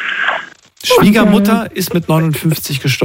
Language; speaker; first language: German; native; German